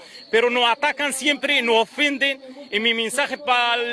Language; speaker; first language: Spanish; non-native, fluent; Arabic